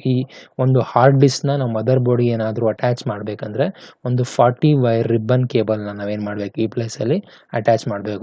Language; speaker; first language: Kannada; native; Kannada